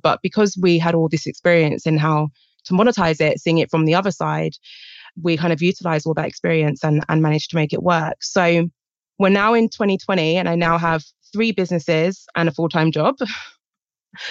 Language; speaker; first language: English; native; English